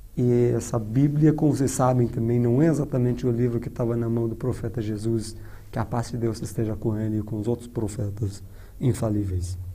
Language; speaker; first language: Portuguese; non-native, fluent; Persian